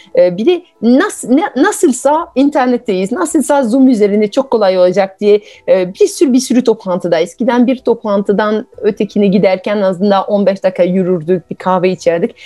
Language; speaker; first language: Turkish; non-native, fluent; French